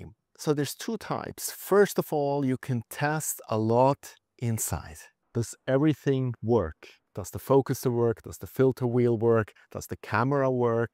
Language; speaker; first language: English; non-native, fluent; German